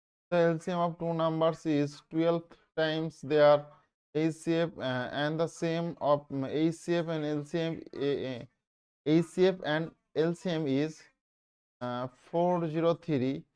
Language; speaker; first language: English; non-native, local second language; Bangla